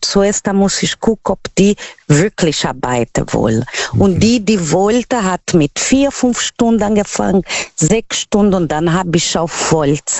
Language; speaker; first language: German; non-native, learner; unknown